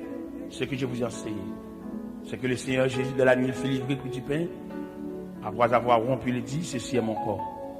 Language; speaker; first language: French; non-native, local second language; Haitian Creole